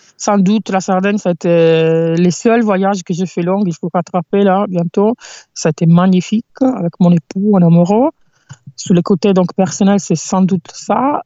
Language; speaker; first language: French; non-native, fluent; Italian